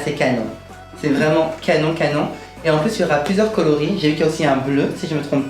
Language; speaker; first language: French; native; French